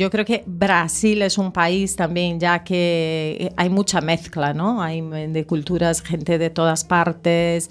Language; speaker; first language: Spanish; native; Spanish